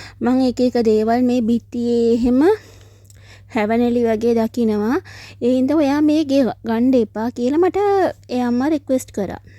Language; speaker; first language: Sinhala; non-native, local second language; Tamil